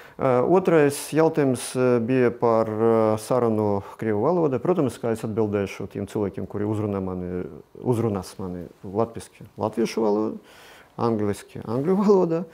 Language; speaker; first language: Latvian; non-native, local second language; Russian